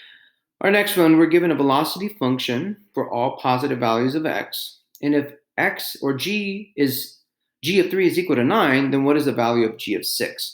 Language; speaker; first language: English; native; English